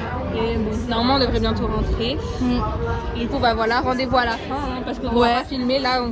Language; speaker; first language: French; native; French